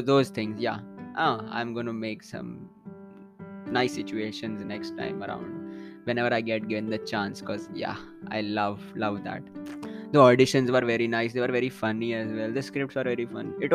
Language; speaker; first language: English; non-native, local second language; Hindi